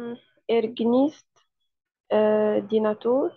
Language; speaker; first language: German; non-native, learner; Arabic